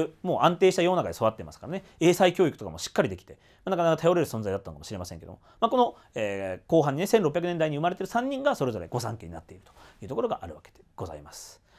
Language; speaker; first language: Japanese; native; Japanese